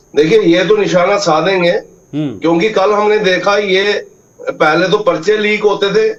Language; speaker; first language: Hindi; native; Hindi